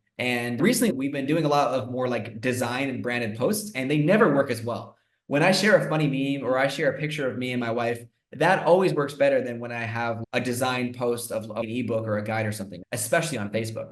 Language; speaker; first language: English; native; English